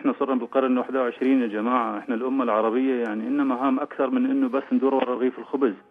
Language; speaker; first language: Arabic; native; Arabic